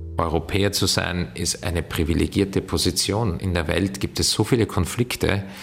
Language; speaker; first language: German; native; German